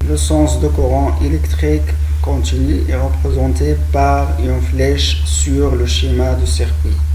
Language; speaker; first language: French; non-native, local second language; Arabic